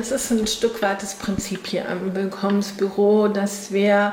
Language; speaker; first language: German; native; German